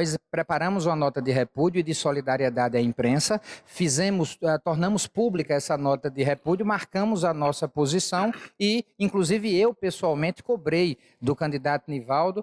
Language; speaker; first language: Portuguese; native; Portuguese